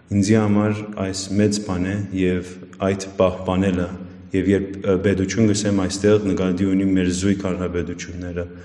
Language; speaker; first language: Armenian; early bilingual, heritage; Armenian